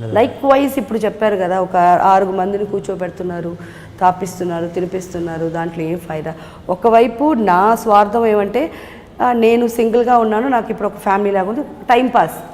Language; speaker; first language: Telugu; native; Telugu